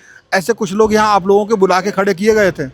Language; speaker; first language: Hindi; native; Hindi